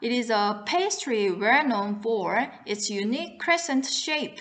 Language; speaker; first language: English; non-native, fluent; Korean